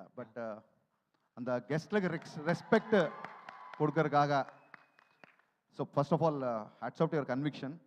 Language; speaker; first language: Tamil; non-native, learner; Telugu